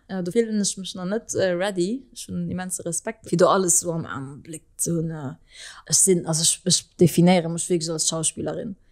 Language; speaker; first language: Luxembourgish; early bilingual, other home language; French